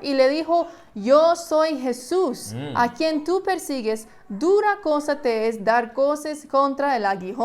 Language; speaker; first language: Spanish; non-native, fluent; English